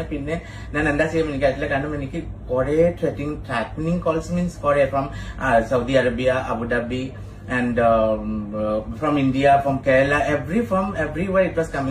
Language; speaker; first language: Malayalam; non-native, fluent; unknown